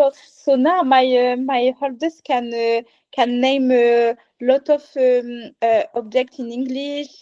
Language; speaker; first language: English; non-native, learner; French